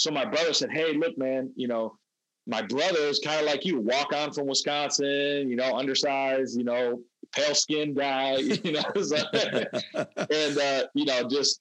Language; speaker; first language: English; native; English